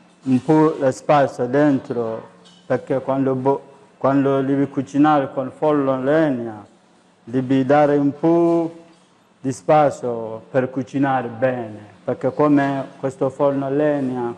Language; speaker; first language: Italian; non-native, learner; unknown